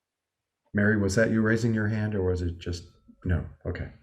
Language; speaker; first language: English; native; English